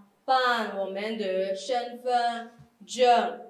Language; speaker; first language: Chinese; non-native, fluent; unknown